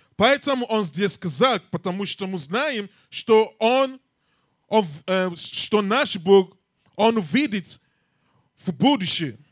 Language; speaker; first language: Russian; non-native, learner; English